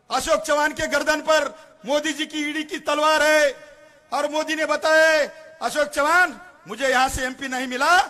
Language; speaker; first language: Hindi; non-native, local second language; Marathi